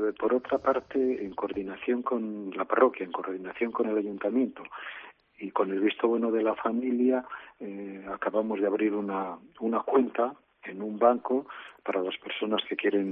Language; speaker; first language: Spanish; native; Spanish